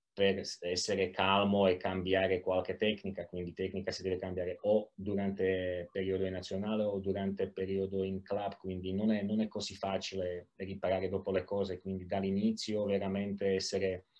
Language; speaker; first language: Italian; non-native, learner; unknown